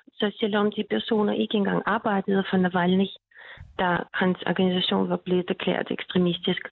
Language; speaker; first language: Danish; non-native, fluent; Russian